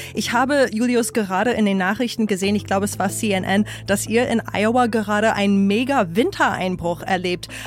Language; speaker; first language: German; non-native, fluent; English